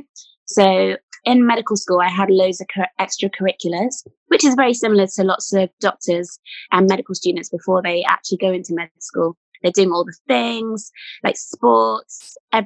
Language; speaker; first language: English; native; English